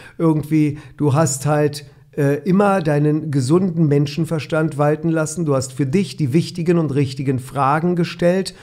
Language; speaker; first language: German; native; German